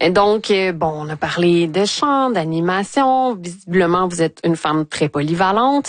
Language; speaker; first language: French; native; French